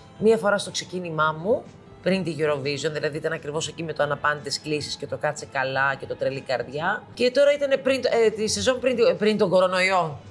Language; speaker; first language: Greek; early bilingual, heritage; Greek